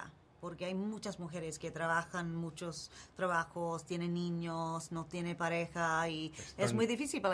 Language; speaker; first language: Spanish; non-native, fluent; English